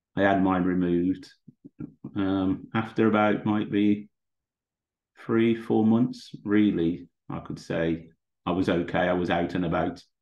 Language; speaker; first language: English; native; English